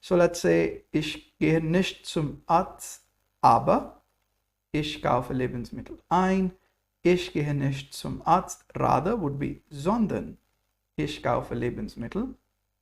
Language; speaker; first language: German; non-native, fluent; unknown